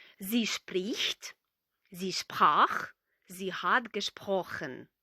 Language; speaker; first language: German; non-native, fluent; Ukrainian